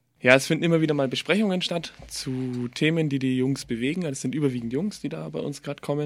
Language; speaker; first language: German; native; German